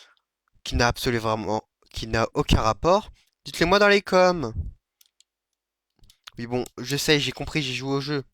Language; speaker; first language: French; native; French